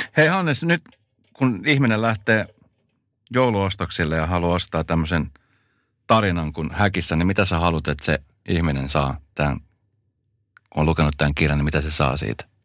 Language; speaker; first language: Finnish; native; Finnish